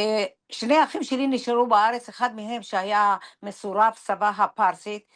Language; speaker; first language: Hebrew; non-native, fluent; Persian